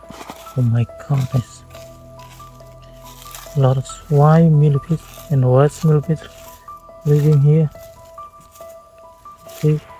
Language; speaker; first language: English; non-native, learner; Khmer